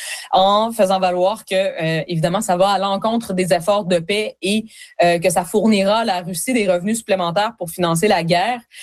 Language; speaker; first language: French; native; French